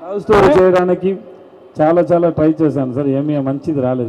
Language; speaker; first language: Telugu; non-native, learner; Tamil